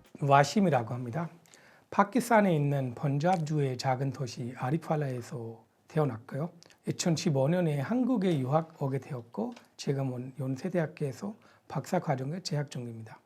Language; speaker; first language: Korean; non-native, fluent; Punjabi